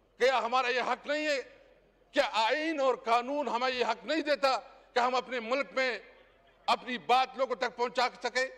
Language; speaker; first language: Urdu; non-native, local second language; Pashto